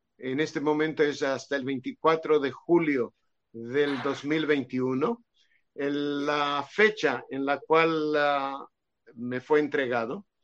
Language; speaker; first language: Spanish; non-native, fluent; Hebrew